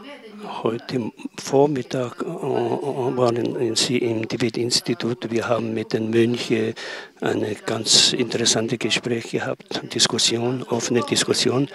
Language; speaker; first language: German; non-native, learner; Tibetan